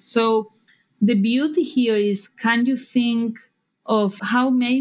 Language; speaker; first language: English; non-native, fluent; Spanish